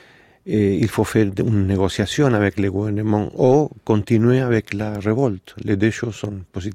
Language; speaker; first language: French; non-native, fluent; Spanish